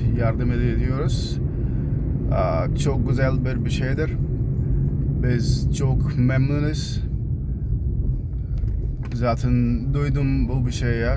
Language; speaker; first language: Turkish; non-native, learner; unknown